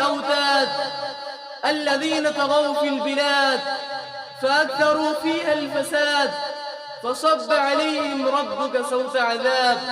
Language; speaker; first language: Arabic; non-native, fluent; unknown